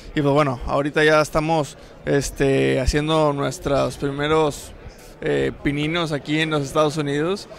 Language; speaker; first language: Spanish; native; Spanish